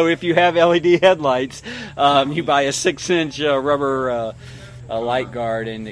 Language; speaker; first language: English; native; English